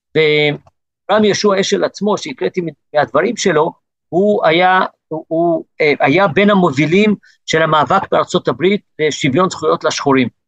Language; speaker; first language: Hebrew; early bilingual, other home language; English